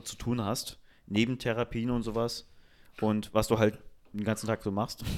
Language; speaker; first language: German; native; German